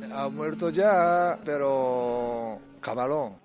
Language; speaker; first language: Spanish; non-native, learner; Japanese